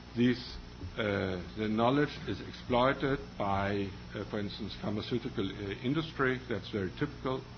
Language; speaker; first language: English; non-native, fluent; Danish